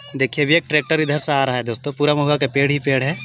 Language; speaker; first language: Hindi; native; Hindi